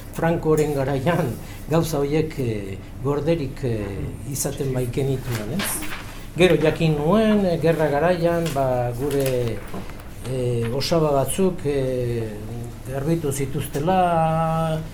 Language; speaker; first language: Basque; non-native, local second language; Spanish